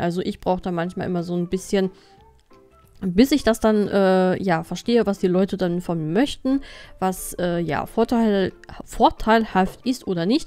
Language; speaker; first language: German; native; German